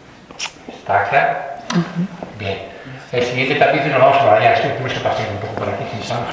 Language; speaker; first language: Spanish; native; Spanish